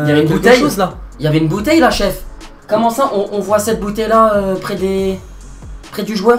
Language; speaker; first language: French; native; French